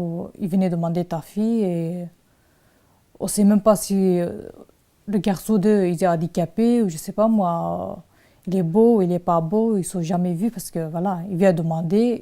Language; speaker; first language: French; non-native, learner; Turkish